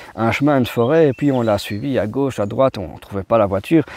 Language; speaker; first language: French; native; French